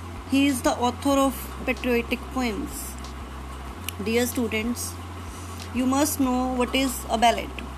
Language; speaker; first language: English; non-native, local second language; Punjabi